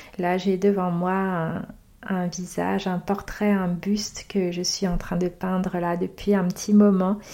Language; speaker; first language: French; native; French